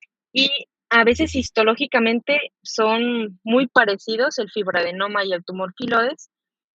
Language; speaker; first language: Spanish; native; Spanish